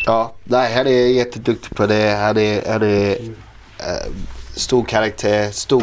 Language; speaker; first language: Swedish; non-native, learner; English